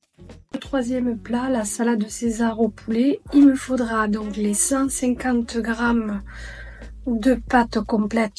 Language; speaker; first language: French; native; French